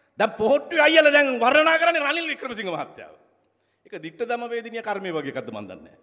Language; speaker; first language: Sinhala; native; Sinhala